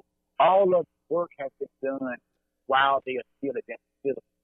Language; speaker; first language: English; native; English